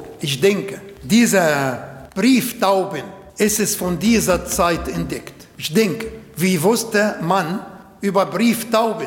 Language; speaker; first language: German; non-native, learner; Arabic